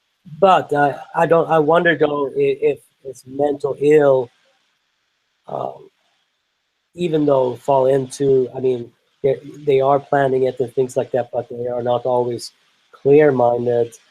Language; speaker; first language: English; non-native, fluent; Swedish